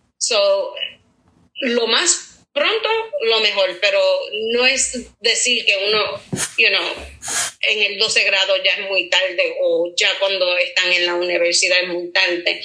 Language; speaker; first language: Spanish; early bilingual, heritage; Spanish